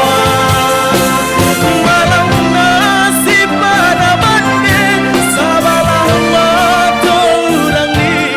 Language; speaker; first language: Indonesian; non-native, local second language; Minangkabau